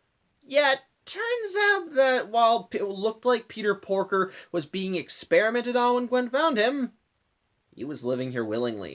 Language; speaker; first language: English; native; English